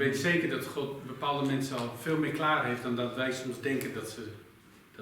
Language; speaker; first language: Dutch; native; Dutch